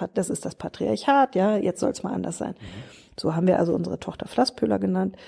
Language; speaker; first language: German; native; German